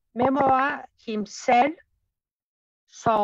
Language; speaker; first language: English; non-native, learner; Spanish